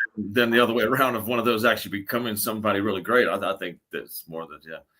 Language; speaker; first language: English; native; English